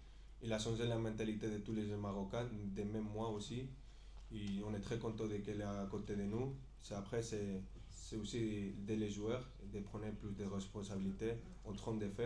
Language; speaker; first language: French; non-native, fluent; Spanish